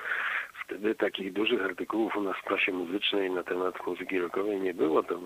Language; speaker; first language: Polish; native; Polish